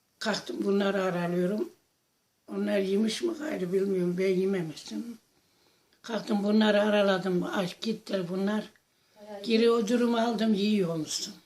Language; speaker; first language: Turkish; native; Turkish